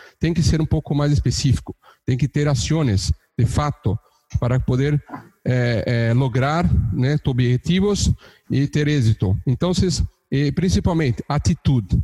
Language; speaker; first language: Portuguese; native; Portuguese